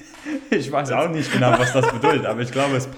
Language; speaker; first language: German; non-native, fluent; English